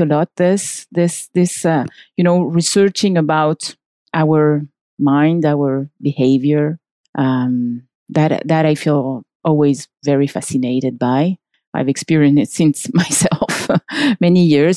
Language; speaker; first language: English; non-native, fluent; French